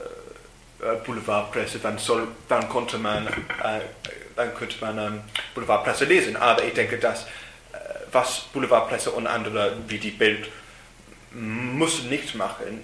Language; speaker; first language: German; non-native, learner; English